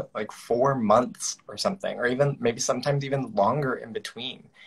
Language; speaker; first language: English; native; English